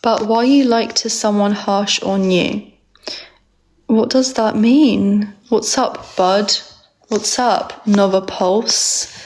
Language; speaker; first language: English; early bilingual, other home language; Georgian